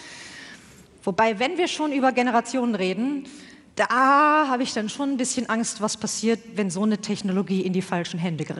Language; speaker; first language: German; native; German